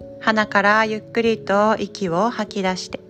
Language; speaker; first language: Japanese; native; Japanese